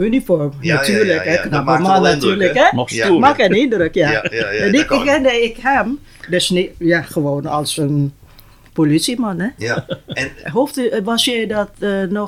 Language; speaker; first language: Dutch; non-native, local second language; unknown